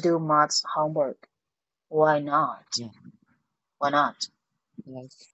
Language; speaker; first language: English; non-native, learner; Vietnamese